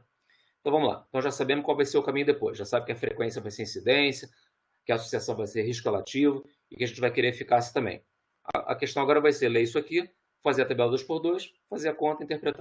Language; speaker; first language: Portuguese; native; Portuguese